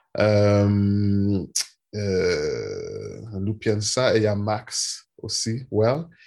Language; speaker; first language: French; native; French